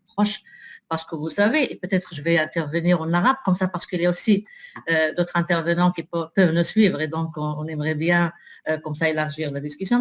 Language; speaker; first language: French; non-native, local second language; Arabic